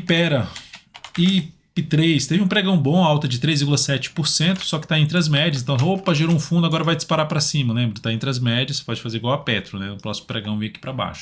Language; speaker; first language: Portuguese; native; Portuguese